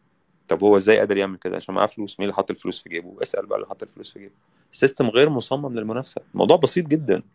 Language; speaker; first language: Arabic; native; Arabic